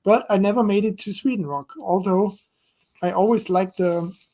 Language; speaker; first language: English; non-native, fluent; German